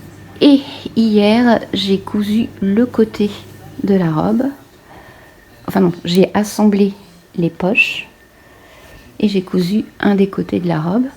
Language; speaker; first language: French; native; French